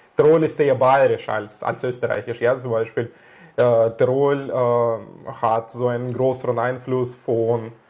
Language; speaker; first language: German; non-native, fluent; Russian